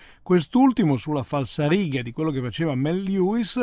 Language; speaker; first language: Italian; native; Italian